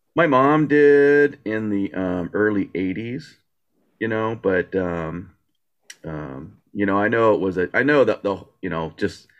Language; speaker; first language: English; early bilingual, other home language; Japanese